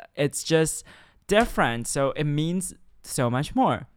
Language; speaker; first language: English; non-native, fluent; Chinese